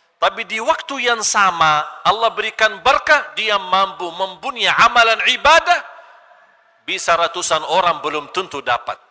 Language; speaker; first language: Malay; non-native, fluent; Arabic